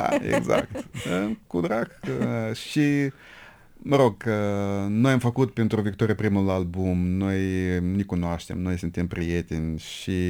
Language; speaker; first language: Romanian; non-native, local second language; Russian